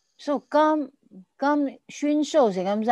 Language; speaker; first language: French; non-native, learner; Chinese